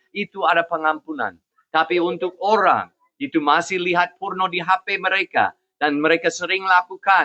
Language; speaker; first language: Indonesian; non-native, fluent; English